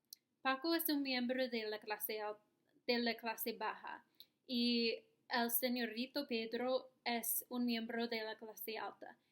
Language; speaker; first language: Spanish; non-native, learner; English